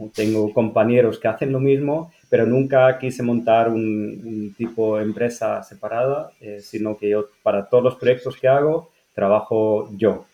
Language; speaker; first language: Spanish; non-native, fluent; German